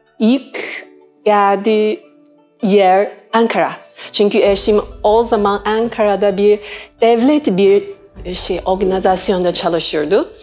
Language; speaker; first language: Turkish; non-native, learner; Chinese